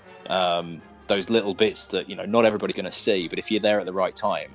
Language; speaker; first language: English; native; English